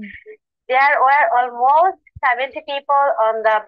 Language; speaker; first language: English; non-native, learner; Bangla